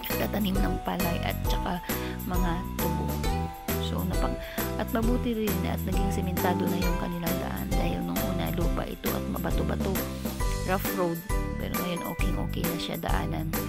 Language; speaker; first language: Filipino; non-native, local second language; Hiligaynon